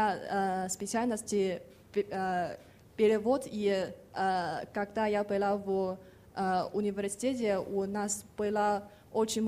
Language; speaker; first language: Russian; non-native, fluent; Chinese